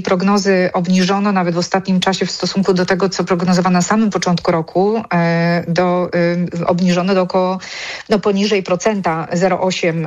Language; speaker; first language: Polish; native; Polish